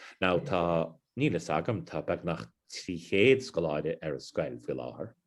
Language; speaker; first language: Irish; non-native, local second language; English